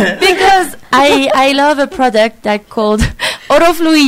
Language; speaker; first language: English; non-native, fluent; French